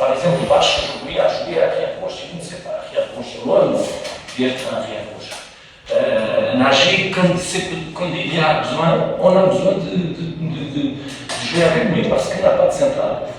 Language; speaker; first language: French; non-native, fluent; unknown